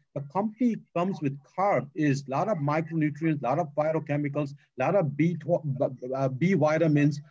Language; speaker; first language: English; non-native, local second language; Gujarati